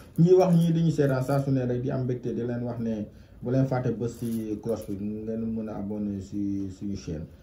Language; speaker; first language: Wolof; non-native, local second language; Fula